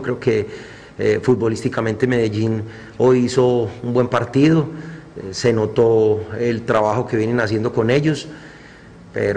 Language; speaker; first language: Spanish; native; Spanish